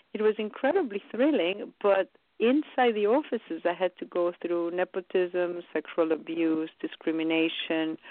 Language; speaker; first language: English; early bilingual, other home language; Romanian